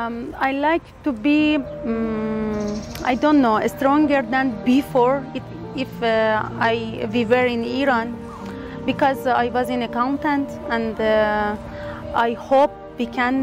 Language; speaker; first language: English; non-native, learner; Persian